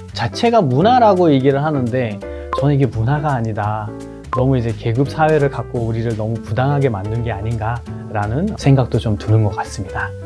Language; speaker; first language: Korean; non-native, fluent; Nepali